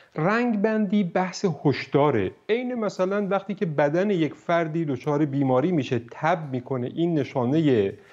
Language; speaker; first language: Persian; native; Persian